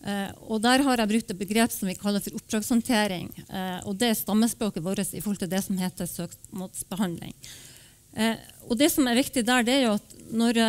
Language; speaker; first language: Norwegian; native; Norwegian